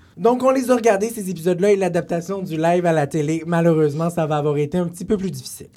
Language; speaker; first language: French; native; French